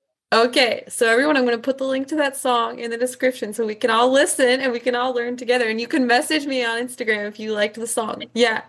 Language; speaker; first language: English; native; English